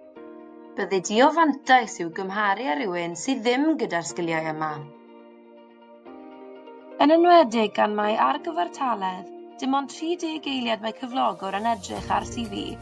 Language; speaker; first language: Welsh; native; Welsh